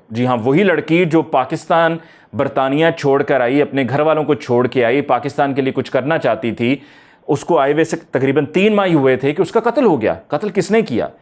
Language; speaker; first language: Urdu; native; Urdu